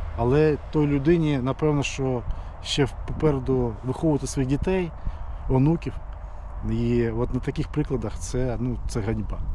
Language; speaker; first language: Ukrainian; non-native, local second language; Russian